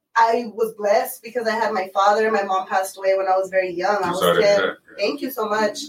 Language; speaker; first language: English; early bilingual, other home language; Spanish